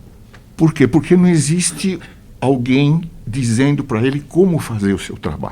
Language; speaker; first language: Portuguese; native; Portuguese